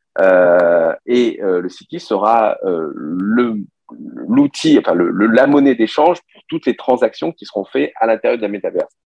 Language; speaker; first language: French; early bilingual, other home language; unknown